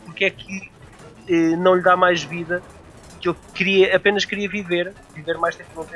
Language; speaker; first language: Portuguese; native; Portuguese